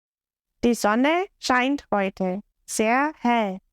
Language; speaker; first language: German; non-native, fluent; English